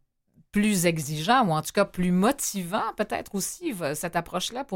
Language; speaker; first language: French; native; French